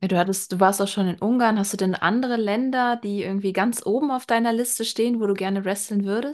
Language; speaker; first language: German; native; German